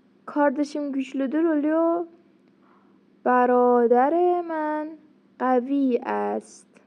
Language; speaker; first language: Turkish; non-native, fluent; Persian